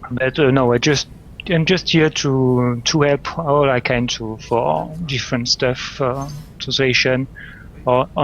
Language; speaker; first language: English; non-native, learner; French